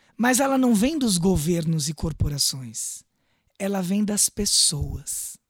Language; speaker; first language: Portuguese; native; Portuguese